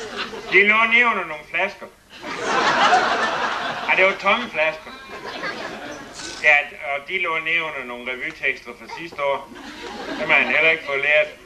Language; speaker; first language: Danish; native; Danish